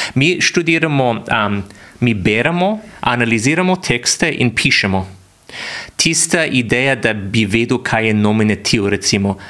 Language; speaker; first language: Slovenian; non-native, fluent; English